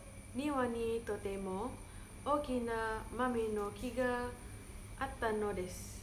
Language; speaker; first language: Japanese; non-native, learner; Indonesian